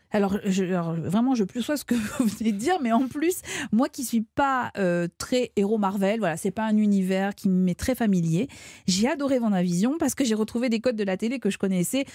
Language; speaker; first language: French; native; French